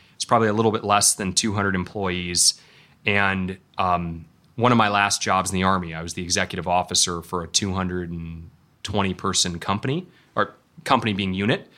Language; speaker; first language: English; native; English